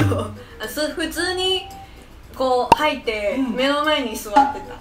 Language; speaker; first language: Japanese; non-native, fluent; Chinese